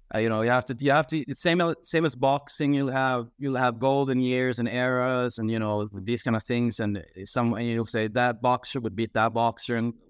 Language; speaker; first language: English; non-native, fluent; Swedish